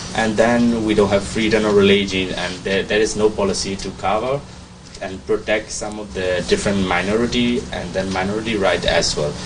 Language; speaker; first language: English; non-native, learner; Burmese